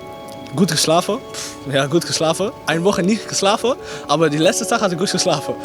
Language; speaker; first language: German; non-native, learner; Dutch